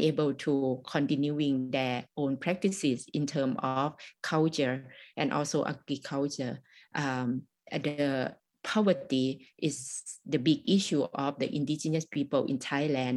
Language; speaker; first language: English; non-native, learner; Thai